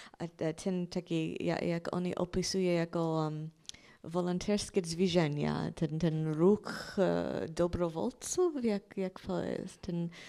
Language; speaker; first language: Polish; non-native, fluent; English